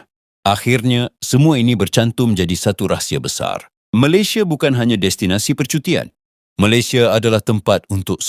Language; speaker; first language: Malay; native; Malay